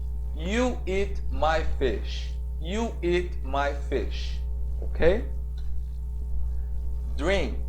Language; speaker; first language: English; non-native, fluent; Portuguese